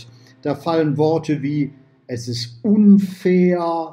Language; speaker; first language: German; native; German